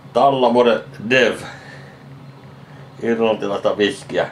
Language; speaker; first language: Finnish; native; Finnish